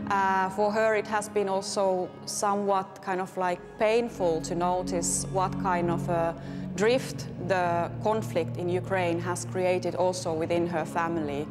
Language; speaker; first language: English; non-native, fluent; Finnish